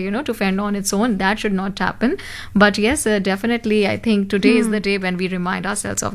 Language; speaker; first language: English; non-native, local second language; Hindi